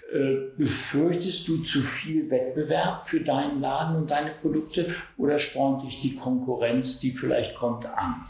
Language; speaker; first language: German; native; German